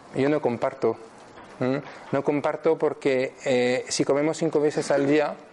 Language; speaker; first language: Spanish; non-native, fluent; French